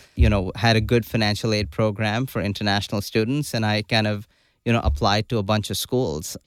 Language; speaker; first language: English; non-native, local second language; Urdu